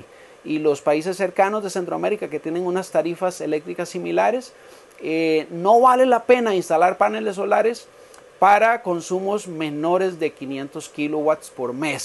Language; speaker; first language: Spanish; native; Spanish